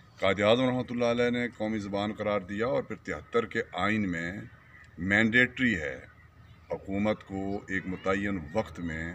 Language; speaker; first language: Urdu; non-native, local second language; Pahari-Potwari